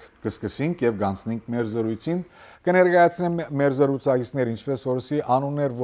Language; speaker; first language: Armenian; native; Armenian